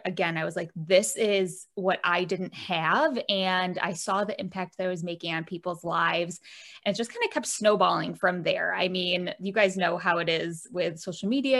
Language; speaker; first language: English; native; English